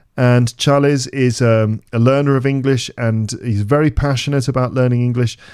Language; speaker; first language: English; native; English